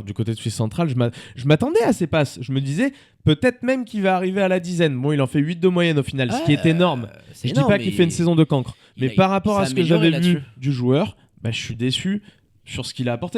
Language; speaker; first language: French; native; French